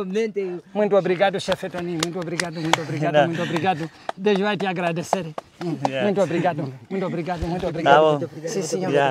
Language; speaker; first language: Portuguese; non-native, local second language; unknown